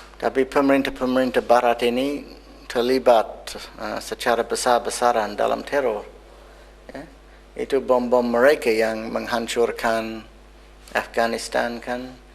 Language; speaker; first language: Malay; non-native, fluent; English